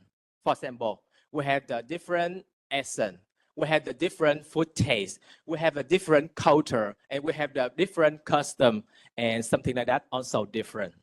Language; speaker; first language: English; non-native, fluent; Vietnamese